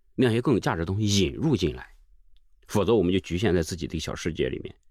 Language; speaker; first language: Chinese; native; Chinese